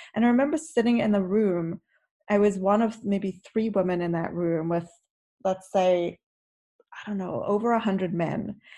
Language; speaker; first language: English; native; English